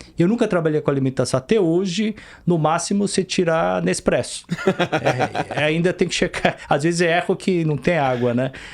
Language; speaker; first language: Portuguese; early bilingual, other home language; Korean